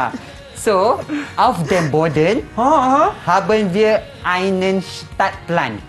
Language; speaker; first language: German; non-native, fluent; Malay